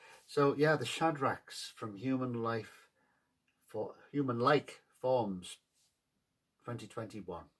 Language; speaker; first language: English; native; English